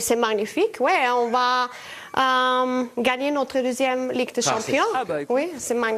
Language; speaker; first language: French; non-native, learner; German